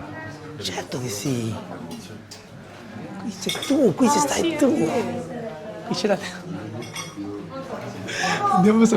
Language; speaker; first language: Italian; non-native, fluent; Spanish